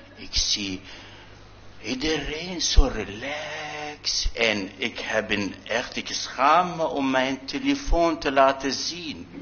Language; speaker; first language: Dutch; non-native, fluent; Arabic